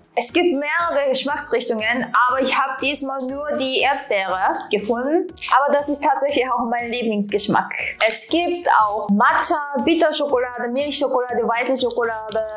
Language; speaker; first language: German; non-native, fluent; Japanese